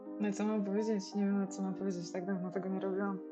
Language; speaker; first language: Polish; native; Polish